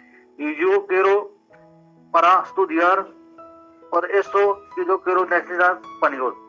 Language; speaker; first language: Spanish; non-native, learner; Punjabi